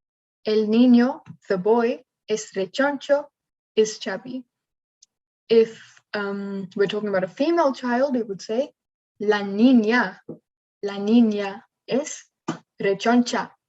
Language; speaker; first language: Spanish; non-native, learner; English